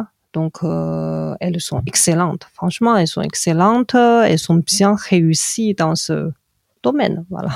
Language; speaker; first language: French; non-native, fluent; Chinese